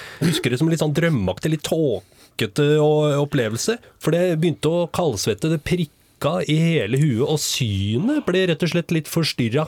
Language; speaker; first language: Norwegian; native; Norwegian